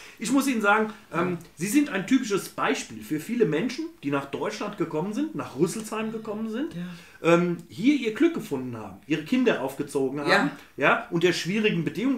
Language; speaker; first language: German; native; German